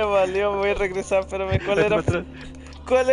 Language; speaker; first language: Spanish; early bilingual, other home language; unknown